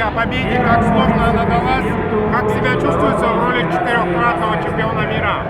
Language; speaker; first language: Russian; native; Russian